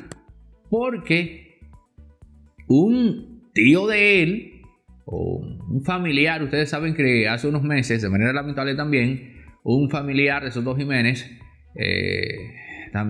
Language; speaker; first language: Spanish; native; Spanish